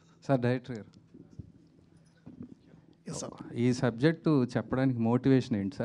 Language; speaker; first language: Telugu; native; Telugu